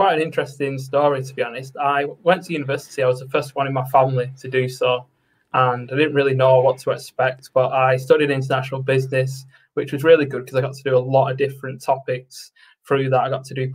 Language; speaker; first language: English; native; English